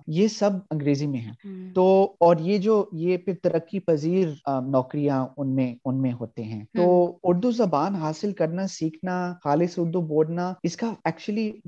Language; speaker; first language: Urdu; early bilingual, heritage; Urdu